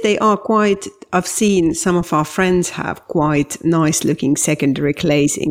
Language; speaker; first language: English; non-native, fluent; Finnish